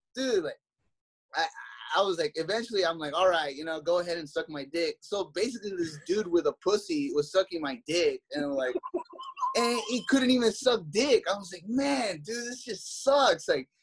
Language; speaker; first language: English; native; English